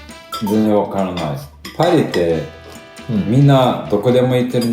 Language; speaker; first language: Japanese; non-native, fluent; Lithuanian